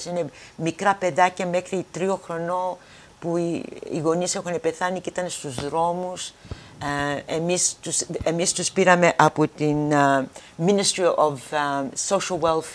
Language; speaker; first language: Greek; early bilingual, heritage; Greek